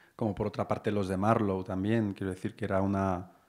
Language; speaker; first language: Spanish; native; Spanish